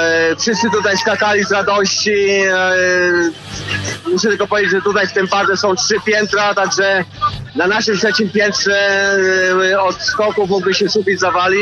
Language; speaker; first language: Polish; early bilingual, heritage; Polish